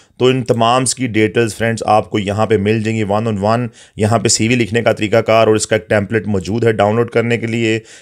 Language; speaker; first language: Urdu; native; Urdu